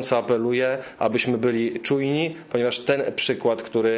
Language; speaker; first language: Polish; native; Polish